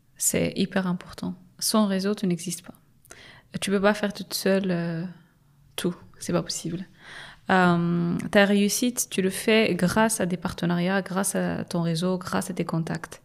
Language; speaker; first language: French; non-native, local second language; Arabic